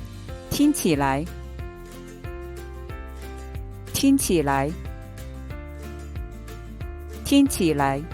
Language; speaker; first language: Chinese; native; Chinese